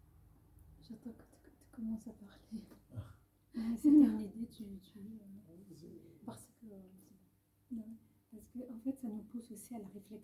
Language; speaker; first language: French; non-native, learner; Arabic